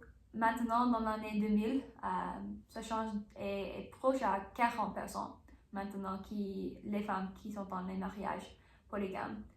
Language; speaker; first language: French; non-native, learner; English